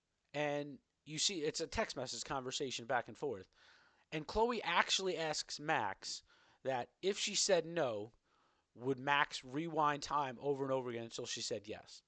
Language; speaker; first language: English; native; English